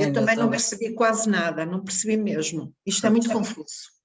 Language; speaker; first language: Portuguese; native; Portuguese